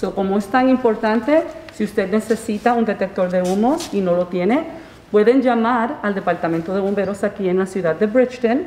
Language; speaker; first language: Spanish; early bilingual, heritage; Spanish